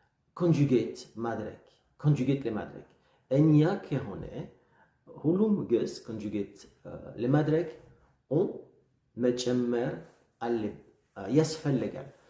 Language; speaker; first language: Amharic; non-native, learner; French